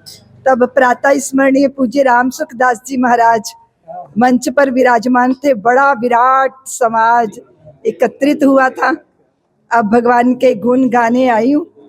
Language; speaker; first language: Hindi; native; Hindi